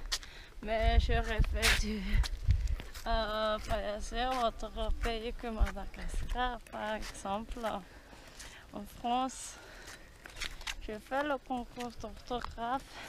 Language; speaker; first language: French; non-native, local second language; Malagasy